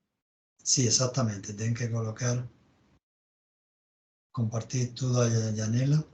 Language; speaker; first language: Portuguese; non-native, learner; Spanish